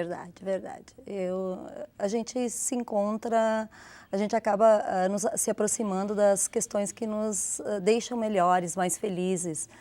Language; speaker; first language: Portuguese; native; Portuguese